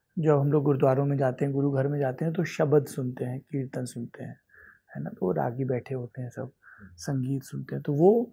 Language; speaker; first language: Hindi; native; Hindi